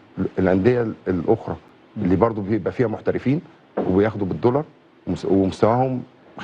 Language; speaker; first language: Arabic; native; Arabic